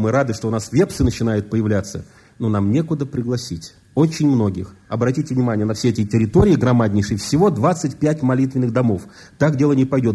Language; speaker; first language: Russian; native; Russian